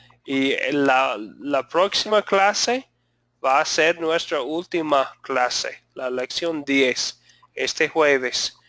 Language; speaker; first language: Spanish; non-native, fluent; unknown